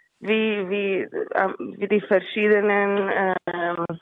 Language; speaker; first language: German; non-native, learner; Spanish